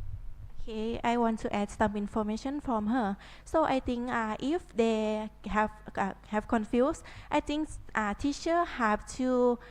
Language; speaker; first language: English; non-native, learner; Thai